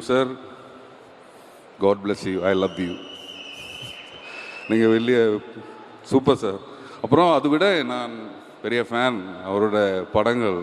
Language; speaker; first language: Tamil; non-native, learner; Malayalam